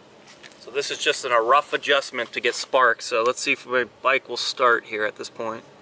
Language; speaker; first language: English; native; English